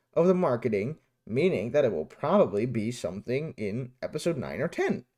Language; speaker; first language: English; non-native, fluent; Dutch